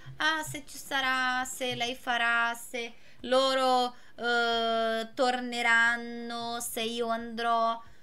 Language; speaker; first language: Italian; non-native, fluent; Portuguese